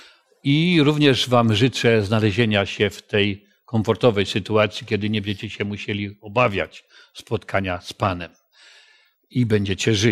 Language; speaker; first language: Polish; native; Polish